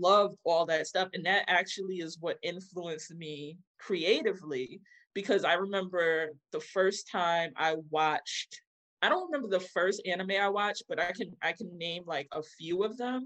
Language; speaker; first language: English; native; English